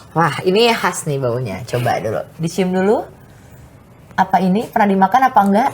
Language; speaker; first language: Indonesian; native; Indonesian